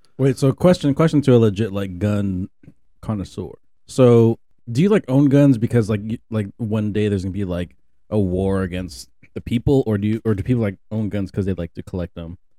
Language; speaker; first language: English; native; English